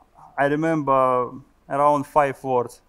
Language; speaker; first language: English; non-native, learner; Russian